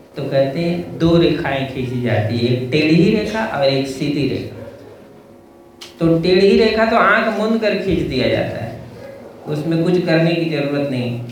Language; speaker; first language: Hindi; native; Hindi